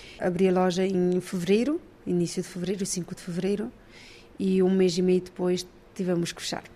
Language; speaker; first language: Portuguese; non-native, local second language; Kabuverdianu